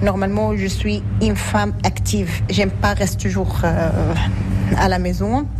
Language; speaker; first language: French; non-native, learner; Arabic